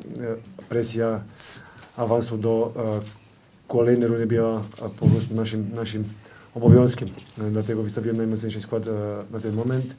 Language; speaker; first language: Polish; non-native, fluent; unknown